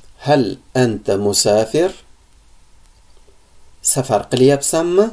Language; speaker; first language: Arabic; non-native, fluent; Uzbek